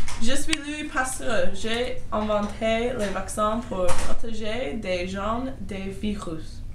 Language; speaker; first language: French; non-native, learner; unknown